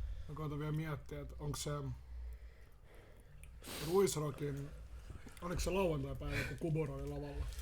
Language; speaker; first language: Finnish; native; Finnish